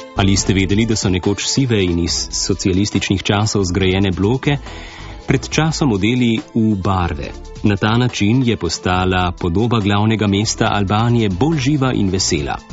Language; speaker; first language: Slovenian; native; Slovenian